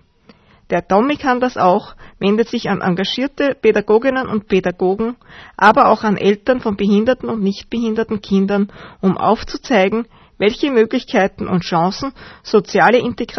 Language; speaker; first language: German; native; German